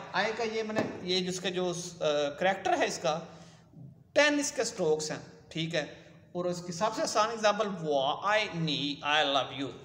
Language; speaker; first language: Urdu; non-native, local second language; Punjabi